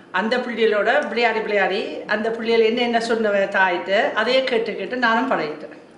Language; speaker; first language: Tamil; non-native, fluent; German